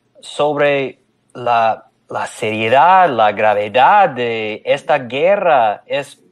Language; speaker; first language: Spanish; non-native, fluent; English